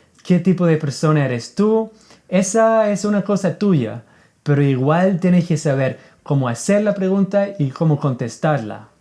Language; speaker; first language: Spanish; non-native, fluent; English